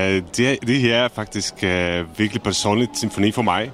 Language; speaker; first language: Danish; non-native, fluent; Czech